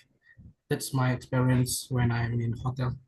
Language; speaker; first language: English; non-native, learner; Indonesian